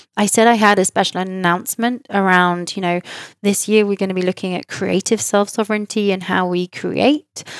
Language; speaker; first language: English; native; English